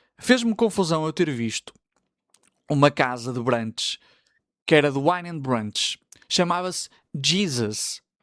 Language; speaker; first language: Portuguese; native; Portuguese